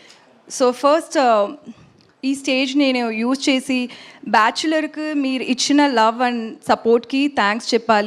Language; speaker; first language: Telugu; non-native, learner; Tamil